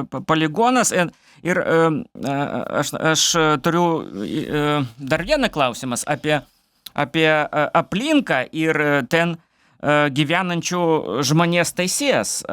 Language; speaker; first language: Lithuanian; non-native, learner; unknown